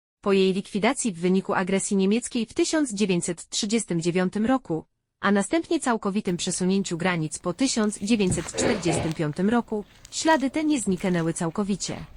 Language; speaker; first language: Polish; native; Polish